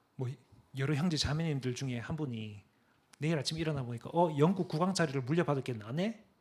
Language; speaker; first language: Korean; early bilingual, other home language; English